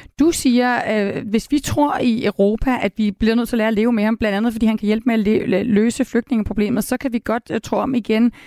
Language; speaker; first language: Danish; native; Danish